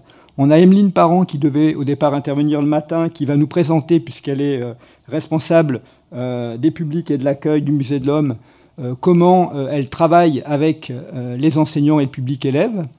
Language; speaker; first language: French; native; French